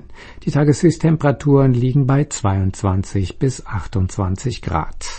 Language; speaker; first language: German; native; German